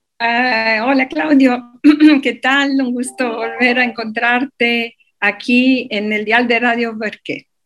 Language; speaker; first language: Spanish; non-native, fluent; Italian